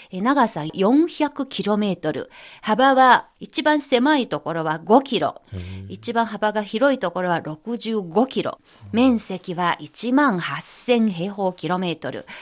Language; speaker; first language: Japanese; non-native, fluent; Chinese